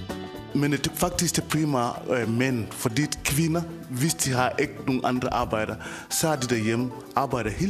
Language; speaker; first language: Danish; non-native, fluent; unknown